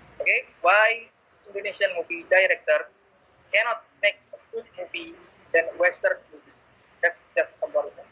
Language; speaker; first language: English; non-native, learner; Indonesian